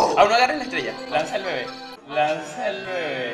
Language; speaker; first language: Spanish; native; Spanish